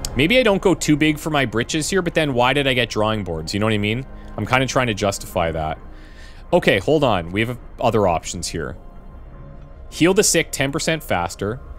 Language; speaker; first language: English; native; English